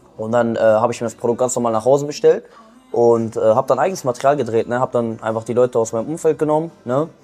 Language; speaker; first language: German; early bilingual, other home language; Kurdish